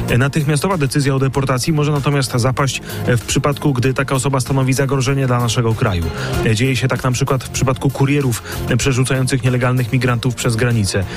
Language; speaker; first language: Polish; native; Polish